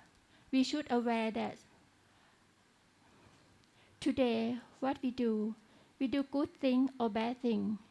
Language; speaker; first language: English; non-native, learner; Thai